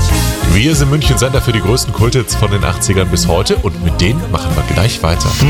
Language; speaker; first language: German; native; German